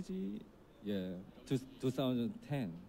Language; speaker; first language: English; non-native, learner; Korean